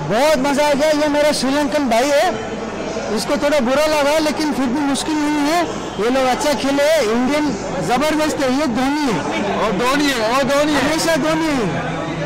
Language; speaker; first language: Hindi; non-native, learner; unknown